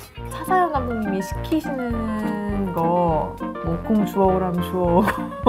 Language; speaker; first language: Korean; native; Korean